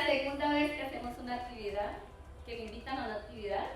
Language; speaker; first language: Spanish; native; Spanish